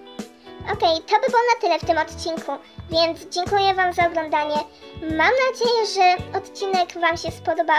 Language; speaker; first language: Polish; native; Polish